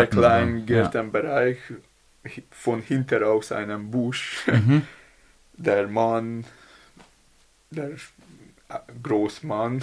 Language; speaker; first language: German; non-native, learner; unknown